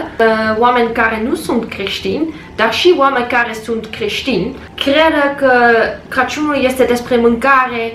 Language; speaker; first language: Romanian; non-native, learner; English